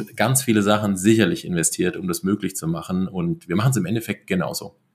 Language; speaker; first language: German; native; German